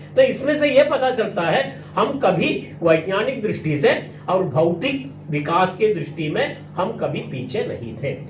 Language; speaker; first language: Hindi; non-native, local second language; Malayalam